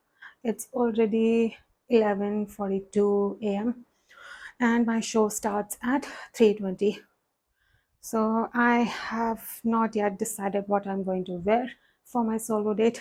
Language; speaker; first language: English; non-native, local second language; Hindi